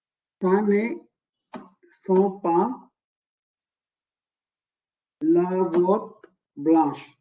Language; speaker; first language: French; non-native, learner; Hindi